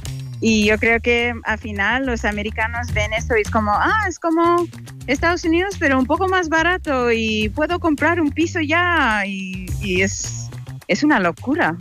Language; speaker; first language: Spanish; non-native, fluent; English